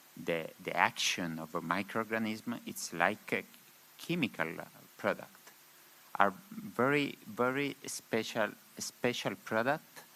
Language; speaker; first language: English; non-native, learner; Spanish